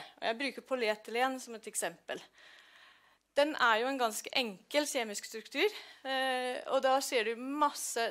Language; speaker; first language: Norwegian; non-native, fluent; English